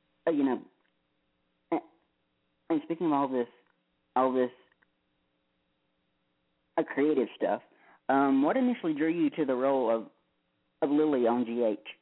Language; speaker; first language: English; native; English